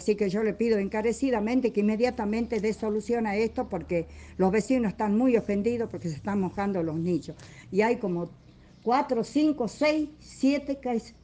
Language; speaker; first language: Spanish; native; Spanish